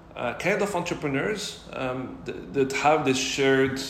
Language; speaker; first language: English; non-native, fluent; Arabic